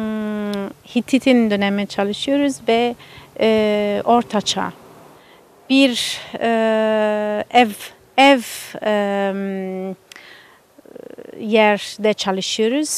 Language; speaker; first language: Turkish; non-native, learner; Italian